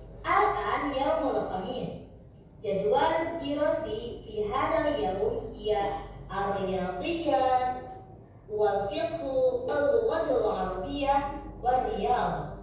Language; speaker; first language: Arabic; non-native, learner; Indonesian